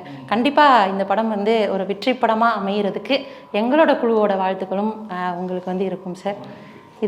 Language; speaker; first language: Tamil; native; Tamil